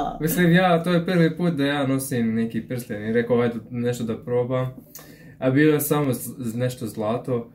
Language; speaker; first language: Bosnian; non-native, fluent; Arabic